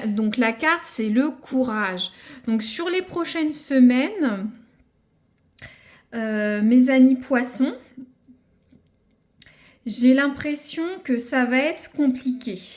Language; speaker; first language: French; native; French